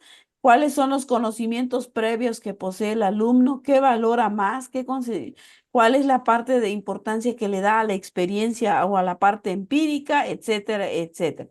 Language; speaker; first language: Spanish; native; Spanish